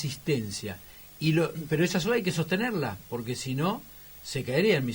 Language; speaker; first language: Spanish; native; Spanish